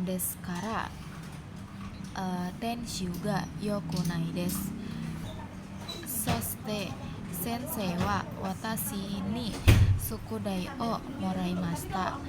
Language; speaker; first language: Japanese; non-native, learner; Indonesian